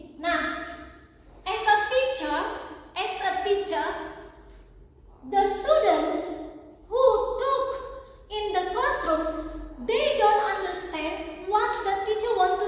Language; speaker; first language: English; non-native, fluent; Indonesian